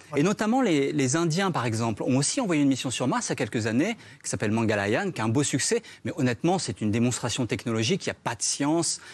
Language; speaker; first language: French; native; French